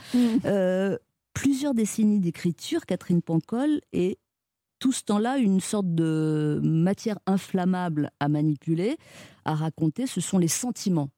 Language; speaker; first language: French; native; French